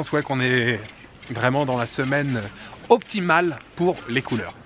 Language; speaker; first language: French; native; French